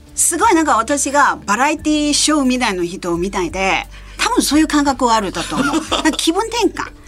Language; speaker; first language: Japanese; non-native, fluent; Malay